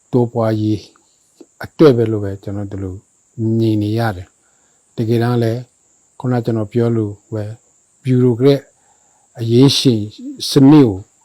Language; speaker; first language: Burmese; non-native, local second language; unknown